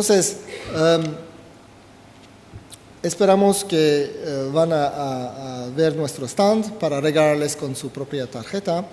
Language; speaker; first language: Spanish; non-native, fluent; French